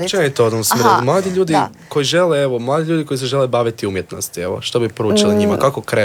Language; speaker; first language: Serbian; native; Serbian